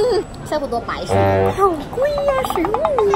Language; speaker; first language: Chinese; non-native, learner; Thai